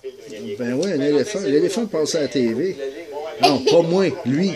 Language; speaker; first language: French; native; French